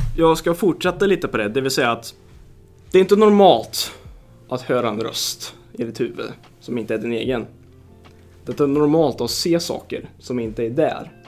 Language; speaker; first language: Swedish; native; Swedish